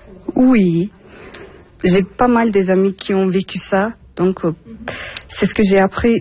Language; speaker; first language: French; non-native, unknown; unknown